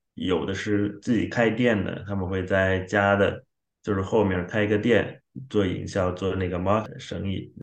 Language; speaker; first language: Chinese; non-native, fluent; Xhosa